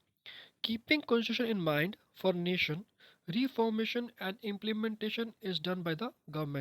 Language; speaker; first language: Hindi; native; Hindi